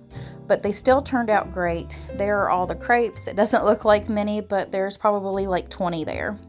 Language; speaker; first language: English; native; English